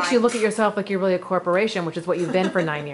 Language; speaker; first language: English; native; English